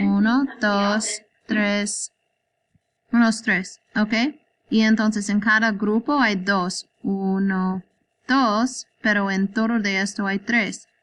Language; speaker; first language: Spanish; non-native, learner; English